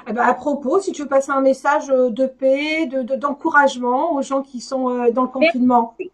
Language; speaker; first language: French; native; French